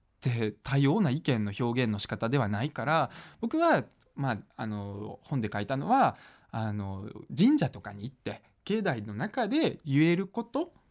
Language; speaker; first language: Japanese; early bilingual, other home language; Russian